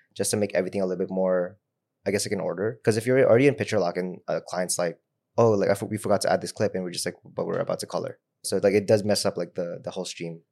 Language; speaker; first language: English; non-native, local second language; Filipino